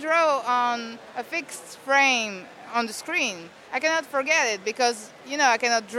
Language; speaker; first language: English; non-native, fluent; French